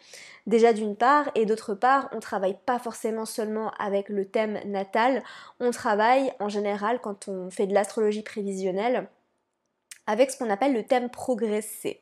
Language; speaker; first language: French; native; French